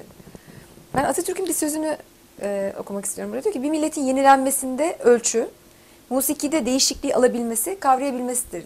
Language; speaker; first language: Turkish; native; Turkish